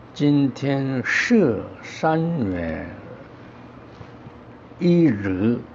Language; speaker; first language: Chinese; non-native, fluent; Korean